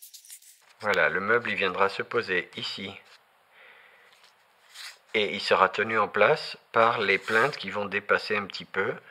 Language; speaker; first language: French; native; French